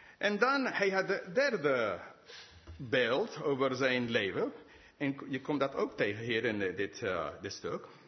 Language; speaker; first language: Dutch; non-native, fluent; English